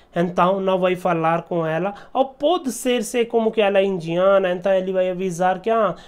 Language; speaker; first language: Portuguese; non-native, learner; Hindi